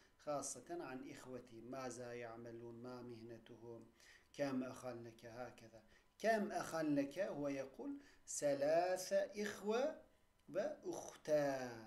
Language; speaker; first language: Arabic; non-native, fluent; Turkish